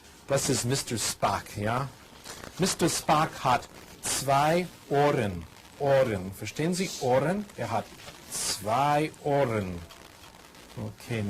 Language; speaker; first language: German; non-native, fluent; English